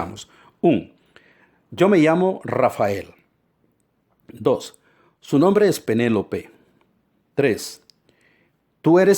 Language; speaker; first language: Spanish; non-native, fluent; Portuguese